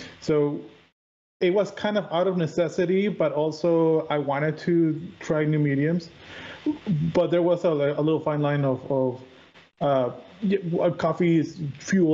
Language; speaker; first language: English; native; English